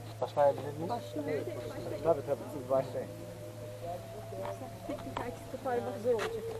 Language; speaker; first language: Turkish; non-native, local second language; Kyrgyz